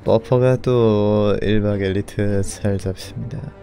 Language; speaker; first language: Korean; native; Korean